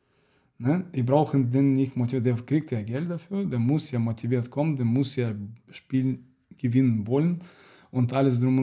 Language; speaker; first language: German; non-native, fluent; Russian